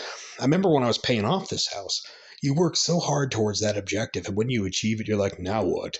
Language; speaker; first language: English; native; English